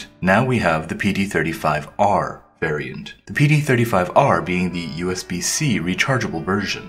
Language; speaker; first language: English; native; English